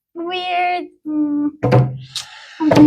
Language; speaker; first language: English; non-native, learner; Turkish